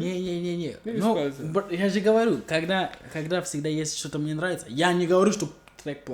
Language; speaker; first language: Russian; non-native, learner; English